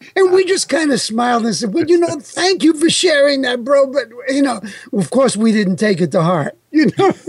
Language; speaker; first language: English; early bilingual, other home language; Italian